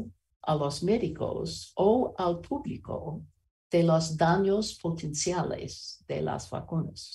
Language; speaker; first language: Spanish; non-native, learner; English